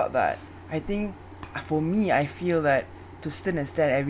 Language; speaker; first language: English; non-native, local second language; Malay